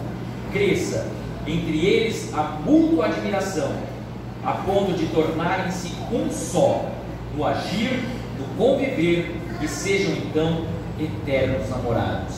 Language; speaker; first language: Portuguese; native; Portuguese